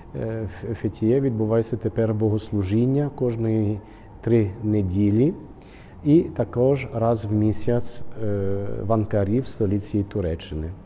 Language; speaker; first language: Ukrainian; early bilingual, heritage; Ukrainian